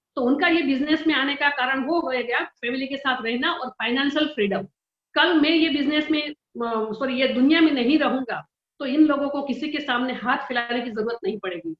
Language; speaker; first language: Hindi; non-native, local second language; Gujarati